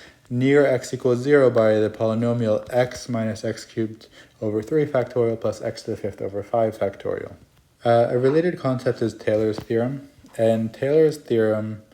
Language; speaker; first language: English; native; English